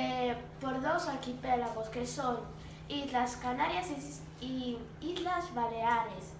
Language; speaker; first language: Spanish; non-native, local second language; Galician